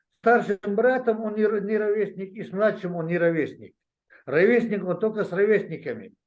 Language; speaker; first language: Russian; non-native, local second language; Chechen